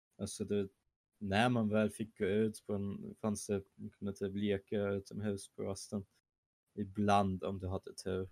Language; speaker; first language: Swedish; early bilingual, other home language; German